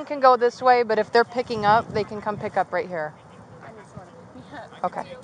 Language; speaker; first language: English; native; English